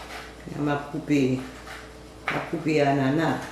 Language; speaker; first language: French; non-native, local second language; Haitian Creole